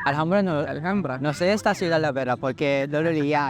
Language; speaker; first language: Spanish; non-native, fluent; Filipino